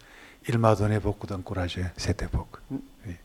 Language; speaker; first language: French; non-native, learner; Korean